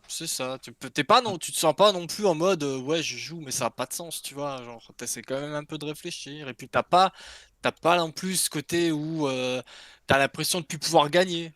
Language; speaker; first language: French; native; French